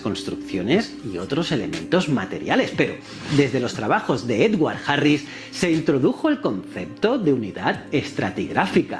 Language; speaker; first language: Spanish; native; Spanish